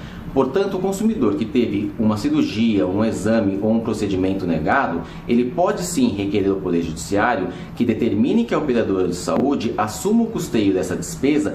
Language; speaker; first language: Portuguese; native; Portuguese